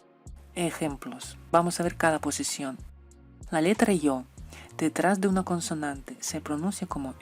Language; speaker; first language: Spanish; non-native, fluent; Russian